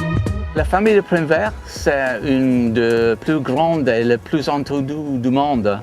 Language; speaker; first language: French; non-native, fluent; English